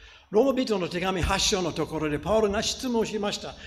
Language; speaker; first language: Japanese; non-native, fluent; English